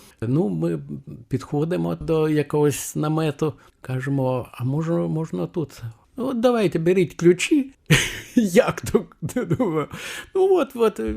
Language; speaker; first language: Ukrainian; non-native, fluent; Lithuanian